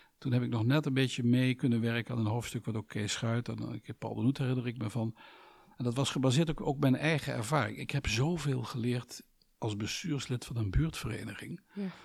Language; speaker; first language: Dutch; native; Dutch